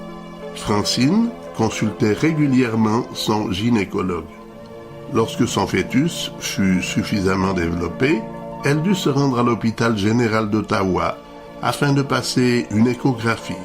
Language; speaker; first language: French; native; French